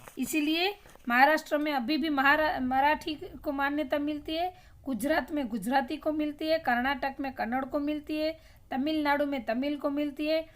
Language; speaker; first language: Hindi; non-native, local second language; Gujarati